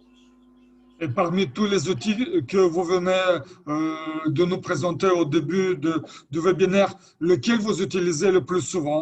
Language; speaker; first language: French; non-native, fluent; Lithuanian